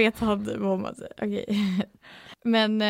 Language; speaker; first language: Swedish; native; Swedish